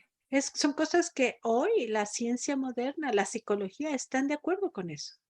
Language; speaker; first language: Spanish; native; Spanish